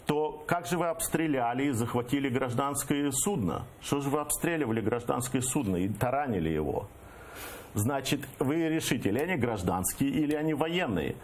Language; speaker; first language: Russian; early bilingual, heritage; Russian